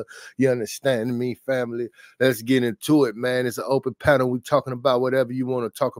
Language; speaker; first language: English; native; English